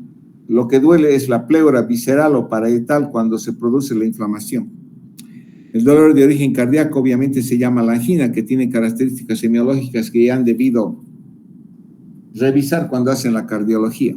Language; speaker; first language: Spanish; native; Spanish